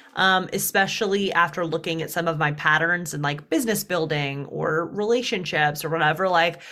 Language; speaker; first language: English; native; English